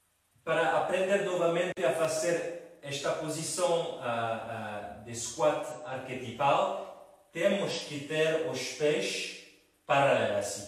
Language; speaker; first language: Portuguese; non-native, fluent; French